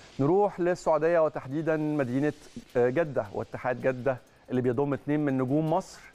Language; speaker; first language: Arabic; native; Arabic